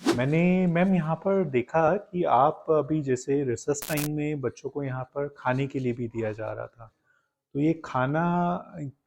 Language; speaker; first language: Hindi; non-native, local second language; Punjabi